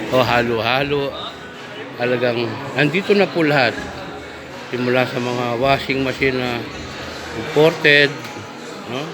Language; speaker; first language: Filipino; non-native, local second language; Pampanga